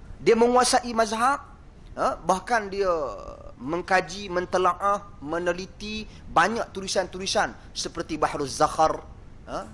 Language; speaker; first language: Malay; native; Malay